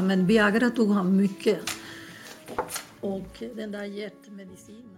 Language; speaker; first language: Swedish; non-native, learner; Spanish